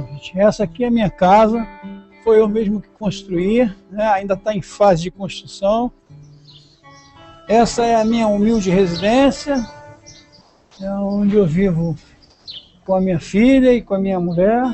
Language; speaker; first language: Portuguese; native; Portuguese